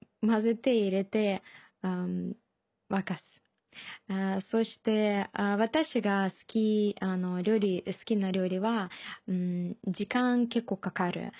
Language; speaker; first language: Japanese; non-native, learner; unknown